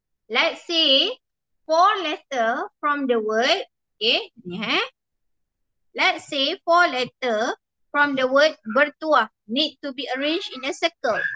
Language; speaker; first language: English; non-native, local second language; Malay